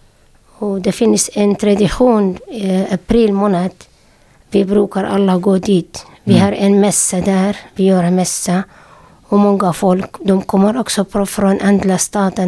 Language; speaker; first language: Swedish; non-native, learner; Syriac